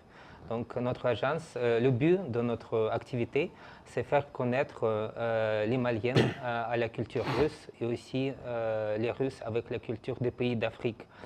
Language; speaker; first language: French; non-native, fluent; Russian